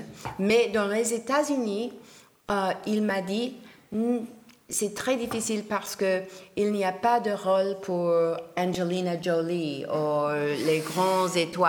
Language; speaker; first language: French; non-native, learner; English